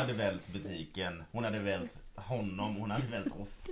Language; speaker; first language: Swedish; native; Swedish